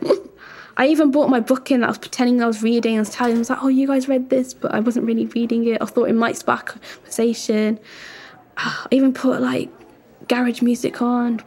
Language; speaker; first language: English; native; English